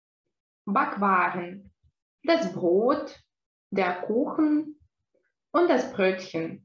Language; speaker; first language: German; non-native, fluent; Russian